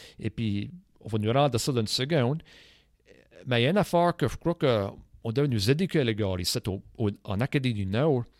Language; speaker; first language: French; non-native, local second language; English